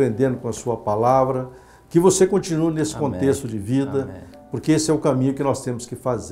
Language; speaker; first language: Portuguese; native; Portuguese